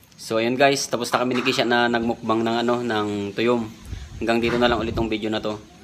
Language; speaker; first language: Filipino; native; Filipino